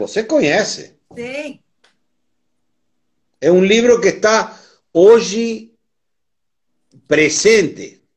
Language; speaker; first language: Portuguese; non-native, learner; Spanish